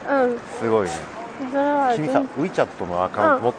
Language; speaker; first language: Japanese; native; Japanese